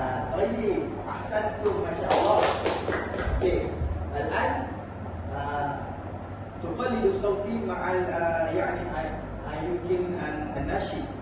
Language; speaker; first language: Arabic; non-native, learner; Malay